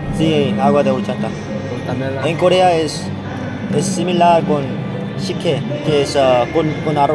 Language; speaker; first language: Spanish; non-native, learner; Korean